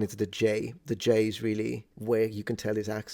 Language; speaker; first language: English; non-native, fluent; Italian